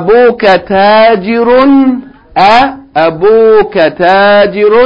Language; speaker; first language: Arabic; non-native, fluent; English